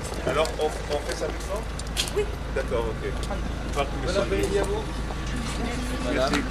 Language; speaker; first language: French; native; French